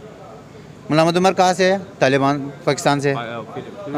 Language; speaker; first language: Hindi; non-native, learner; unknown